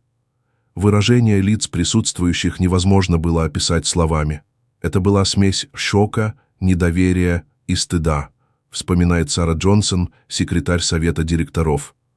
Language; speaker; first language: Russian; native; Russian